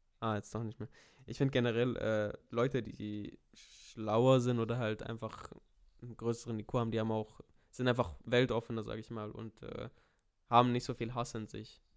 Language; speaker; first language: German; early bilingual, other home language; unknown